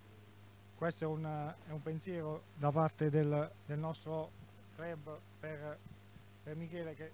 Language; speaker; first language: Italian; native; Italian